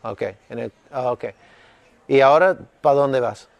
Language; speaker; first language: Spanish; non-native, learner; English